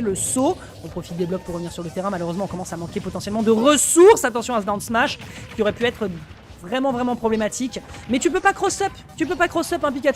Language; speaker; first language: French; native; French